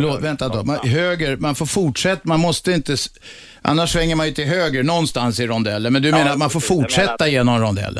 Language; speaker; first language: Swedish; native; Swedish